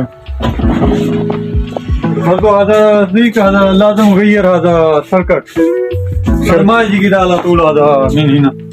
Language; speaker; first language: Arabic; non-native, learner; Hindi